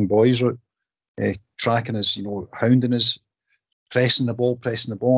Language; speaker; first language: English; native; English